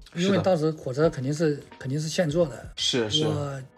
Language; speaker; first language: Chinese; native; Chinese